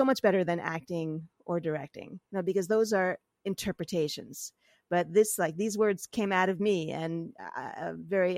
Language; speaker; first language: English; native; English